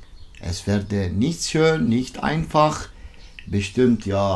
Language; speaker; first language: German; non-native, learner; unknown